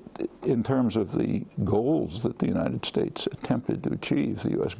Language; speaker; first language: English; native; English